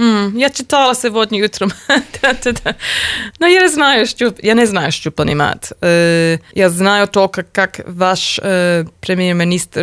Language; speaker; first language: Russian; non-native, learner; English